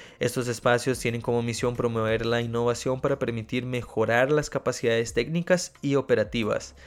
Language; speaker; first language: Spanish; non-native, fluent; Portuguese